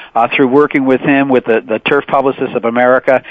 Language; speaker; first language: English; native; English